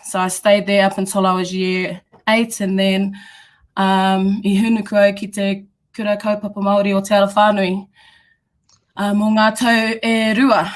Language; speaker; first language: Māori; non-native, local second language; English